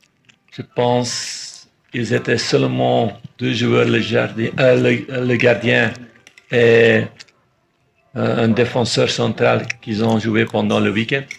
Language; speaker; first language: French; non-native, fluent; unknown